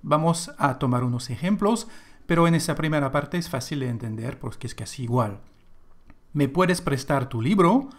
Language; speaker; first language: Spanish; non-native, fluent; French